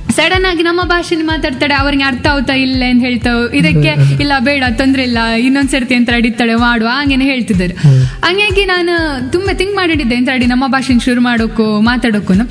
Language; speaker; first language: Kannada; non-native, local second language; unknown